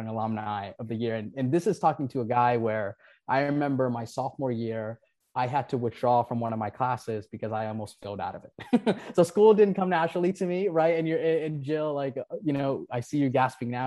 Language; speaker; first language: English; non-native, local second language; Nepali